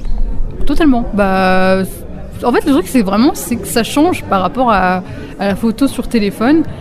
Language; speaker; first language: French; native; French